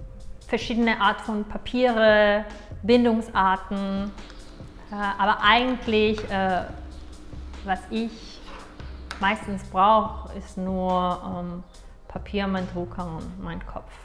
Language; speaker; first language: German; non-native, fluent; Spanish